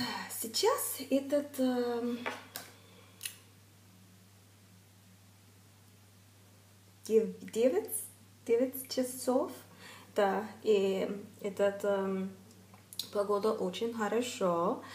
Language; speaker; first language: Russian; non-native, learner; English